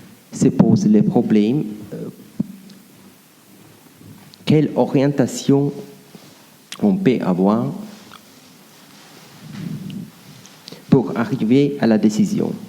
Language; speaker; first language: French; non-native, fluent; Italian